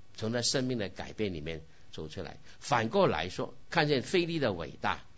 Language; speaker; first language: Chinese; non-native, local second language; Cantonese